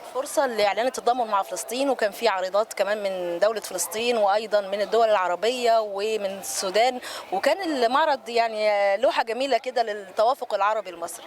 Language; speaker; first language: Egyptian Arabic; native; Egyptian Arabic